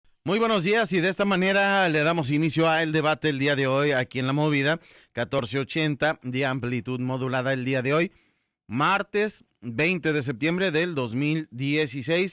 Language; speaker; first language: Spanish; native; Spanish